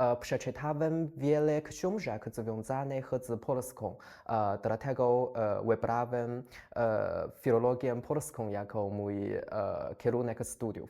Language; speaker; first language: Polish; non-native, fluent; Chinese